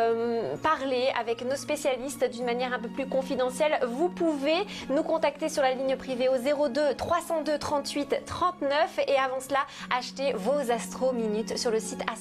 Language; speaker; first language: French; native; French